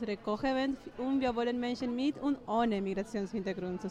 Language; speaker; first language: German; non-native, learner; Spanish